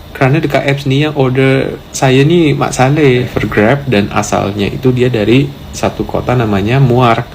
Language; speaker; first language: Indonesian; native; Indonesian